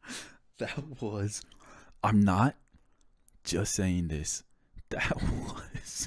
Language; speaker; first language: English; native; English